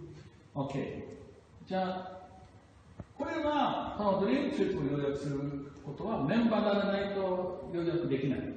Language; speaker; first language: Japanese; non-native, fluent; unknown